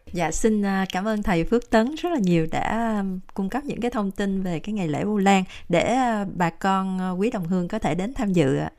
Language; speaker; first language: Vietnamese; native; Vietnamese